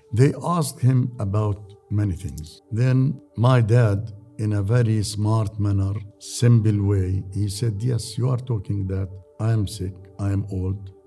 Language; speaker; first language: English; non-native, fluent; Arabic